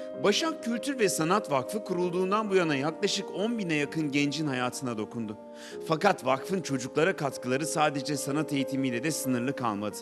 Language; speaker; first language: Turkish; native; Turkish